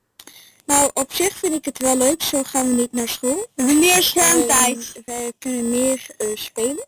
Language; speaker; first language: Dutch; early bilingual, heritage; Dutch